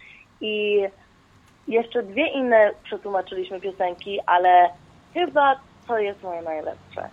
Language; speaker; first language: Polish; early bilingual, heritage; Polish